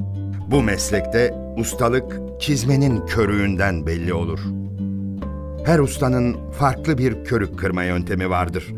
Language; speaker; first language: Turkish; native; Turkish